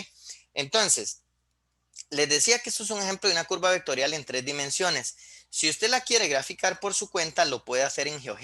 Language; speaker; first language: Spanish; native; Spanish